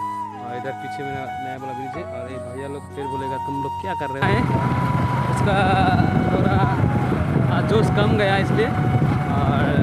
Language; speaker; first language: Hindi; non-native, local second language; Bangla